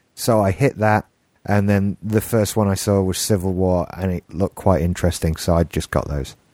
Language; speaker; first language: English; native; English